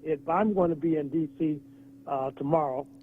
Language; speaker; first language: English; native; English